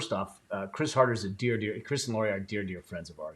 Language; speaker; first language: English; native; English